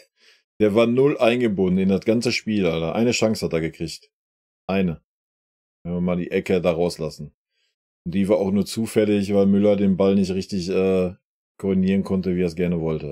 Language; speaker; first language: German; native; German